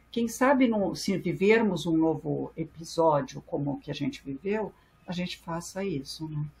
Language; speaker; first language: Portuguese; early bilingual, other home language; French